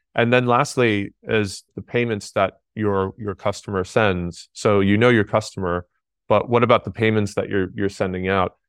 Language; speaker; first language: English; native; English